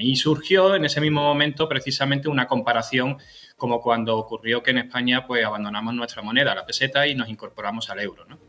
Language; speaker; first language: Spanish; native; Spanish